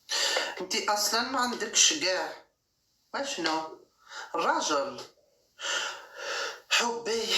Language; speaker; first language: Arabic; native; Arabic